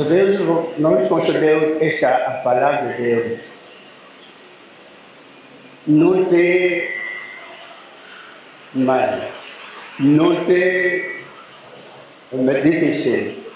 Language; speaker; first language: Portuguese; non-native, learner; Lingala